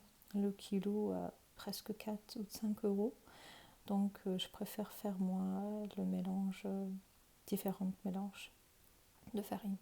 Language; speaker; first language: French; non-native, fluent; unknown